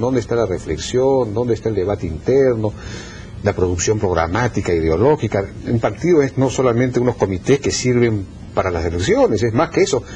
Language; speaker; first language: Spanish; native; Spanish